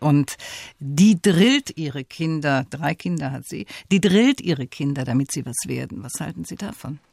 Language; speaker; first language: German; native; German